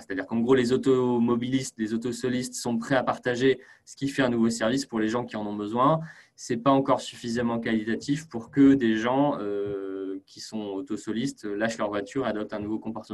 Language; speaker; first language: French; native; French